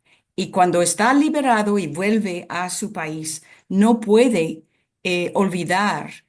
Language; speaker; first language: Spanish; non-native, fluent; English